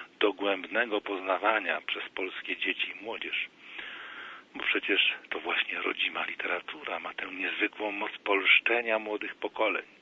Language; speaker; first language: Polish; native; Polish